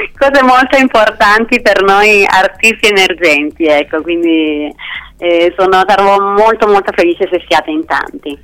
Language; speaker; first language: Italian; non-native, fluent; Spanish